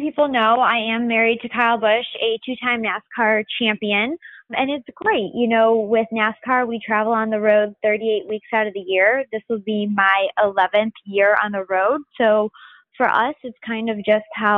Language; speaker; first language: English; native; English